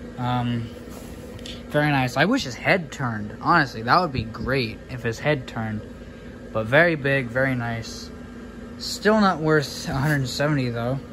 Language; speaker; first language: English; native; English